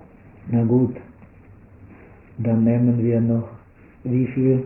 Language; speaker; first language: German; non-native, fluent; Czech